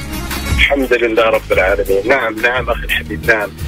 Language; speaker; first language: Arabic; native; Arabic